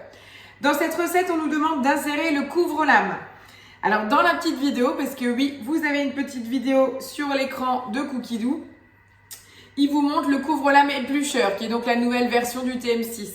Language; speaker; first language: French; native; French